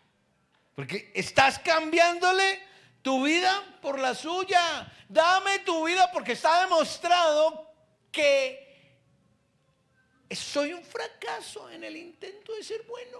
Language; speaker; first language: Spanish; native; Spanish